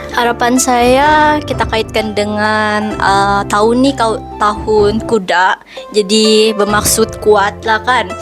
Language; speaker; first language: Malay; non-native, local second language; Chinese